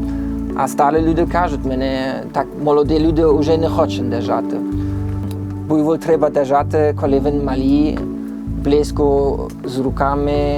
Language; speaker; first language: Ukrainian; non-native, learner; German